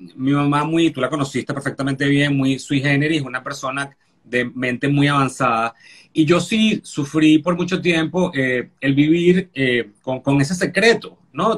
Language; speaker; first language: Spanish; native; Spanish